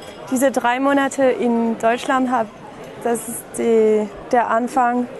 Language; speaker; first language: German; non-native, fluent; French